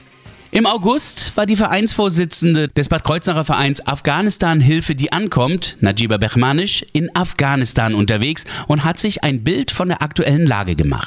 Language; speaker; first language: German; native; German